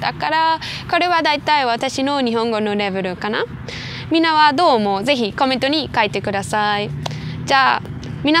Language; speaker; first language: Japanese; non-native, learner; German